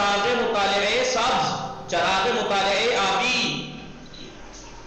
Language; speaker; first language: Persian; non-native, fluent; Urdu